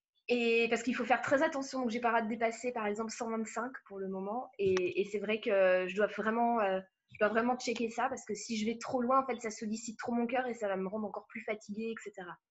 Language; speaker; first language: French; native; French